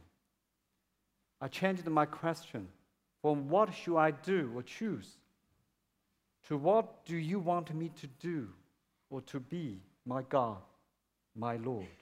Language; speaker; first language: English; non-native, fluent; Chinese